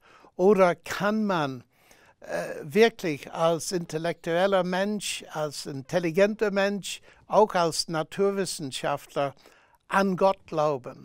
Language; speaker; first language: German; non-native, fluent; English